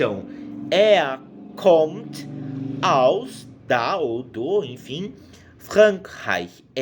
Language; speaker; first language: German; non-native, fluent; Portuguese